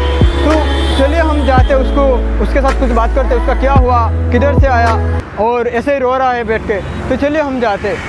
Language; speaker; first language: Hindi; non-native, local second language; Bangla